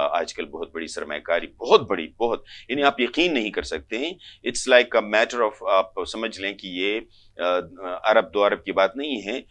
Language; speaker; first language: Urdu; non-native, local second language; Pashto